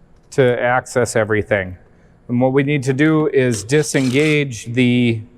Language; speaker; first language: English; native; English